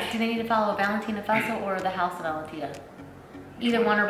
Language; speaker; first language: English; native; English